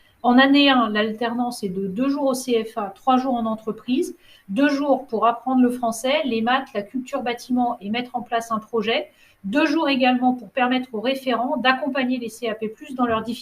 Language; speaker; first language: French; native; French